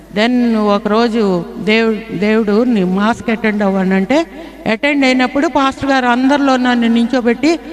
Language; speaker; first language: Telugu; non-native, fluent; Bangla